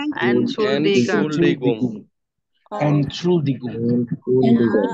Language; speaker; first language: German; non-native, fluent; Bangla